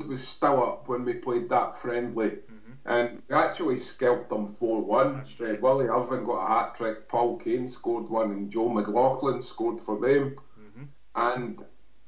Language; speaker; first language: English; native; English